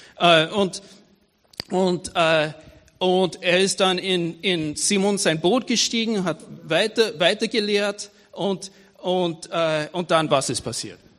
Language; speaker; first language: German; non-native, fluent; English